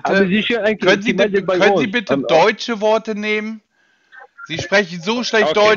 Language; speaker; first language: German; native; German